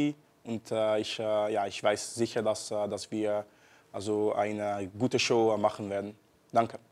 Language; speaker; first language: German; non-native, learner; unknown